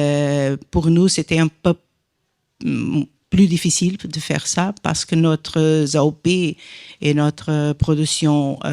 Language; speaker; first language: French; non-native, fluent; Portuguese